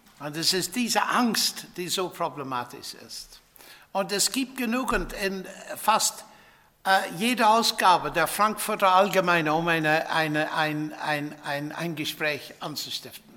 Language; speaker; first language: German; non-native, fluent; English